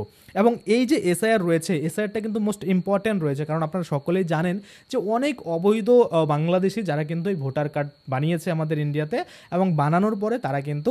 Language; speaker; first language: Bangla; native; Bangla